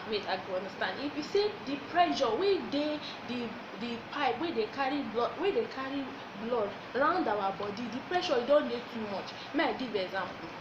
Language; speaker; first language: Nigerian Pidgin; non-native, local second language; Yoruba